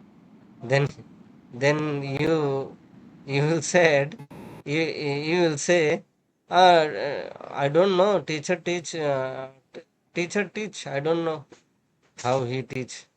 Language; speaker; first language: English; non-native, learner; Urdu